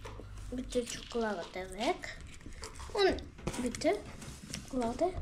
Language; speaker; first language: German; early bilingual, heritage; Bosnian